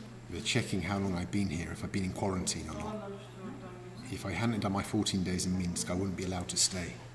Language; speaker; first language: English; native; English